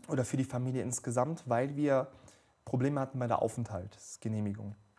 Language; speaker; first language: German; early bilingual, other home language; Bosnian